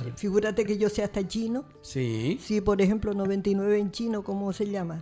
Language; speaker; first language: Spanish; native; Spanish